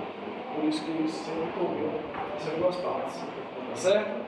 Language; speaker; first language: Portuguese; native; Portuguese